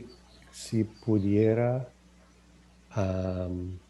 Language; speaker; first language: Spanish; non-native, learner; English